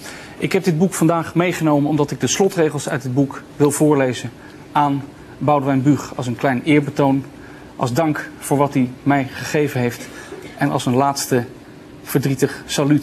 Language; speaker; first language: Dutch; native; Dutch